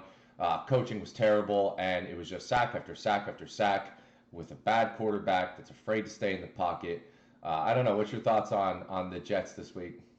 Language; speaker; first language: English; native; English